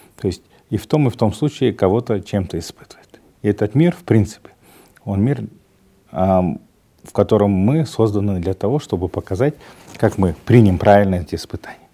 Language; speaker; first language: Russian; non-native, local second language; Kazakh